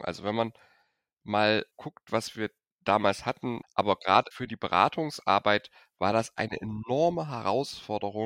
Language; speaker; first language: German; native; German